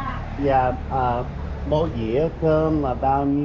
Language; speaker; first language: Vietnamese; non-native, learner; English